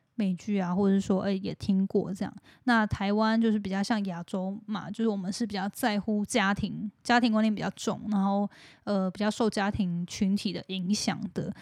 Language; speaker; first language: Chinese; native; Chinese